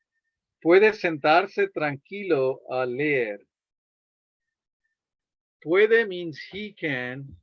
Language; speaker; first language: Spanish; non-native, fluent; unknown